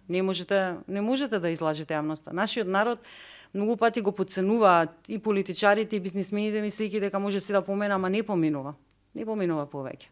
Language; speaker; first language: Macedonian; native; Macedonian